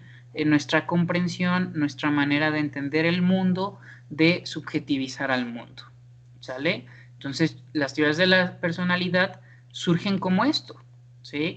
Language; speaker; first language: Spanish; native; Spanish